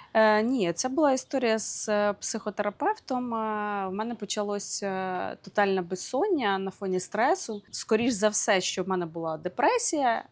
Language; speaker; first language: Ukrainian; native; Ukrainian